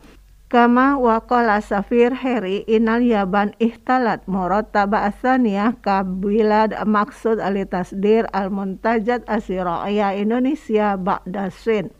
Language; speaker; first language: Arabic; non-native, fluent; Indonesian